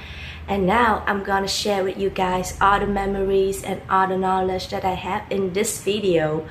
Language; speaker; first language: English; non-native, learner; Vietnamese